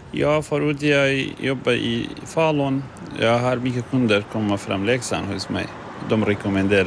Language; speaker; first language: Swedish; non-native, learner; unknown